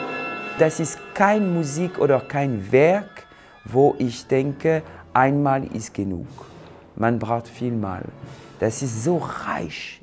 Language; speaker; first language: German; non-native, fluent; French